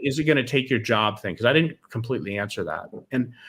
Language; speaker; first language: English; native; English